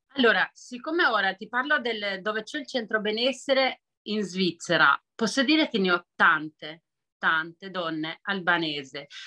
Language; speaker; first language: Italian; non-native, fluent; Albanian